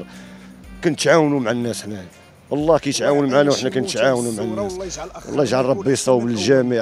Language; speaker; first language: Arabic; native; Arabic